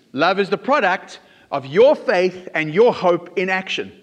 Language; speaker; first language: English; native; English